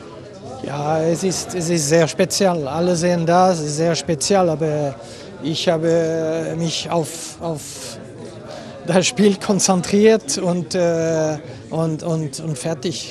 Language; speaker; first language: German; non-native, fluent; French